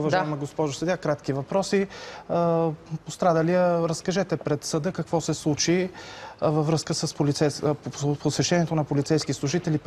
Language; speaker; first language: Bulgarian; native; Bulgarian